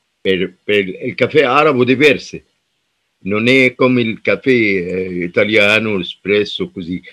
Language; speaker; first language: Italian; non-native, learner; Arabic